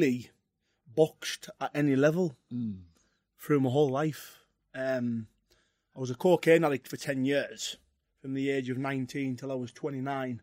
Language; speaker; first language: English; native; English